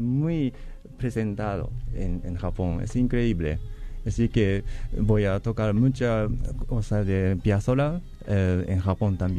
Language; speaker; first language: Spanish; non-native, learner; Japanese